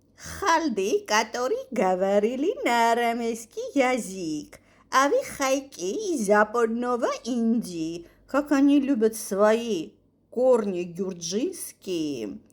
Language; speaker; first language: Russian; non-native, fluent; Armenian